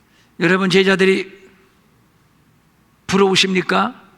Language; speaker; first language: Korean; native; Korean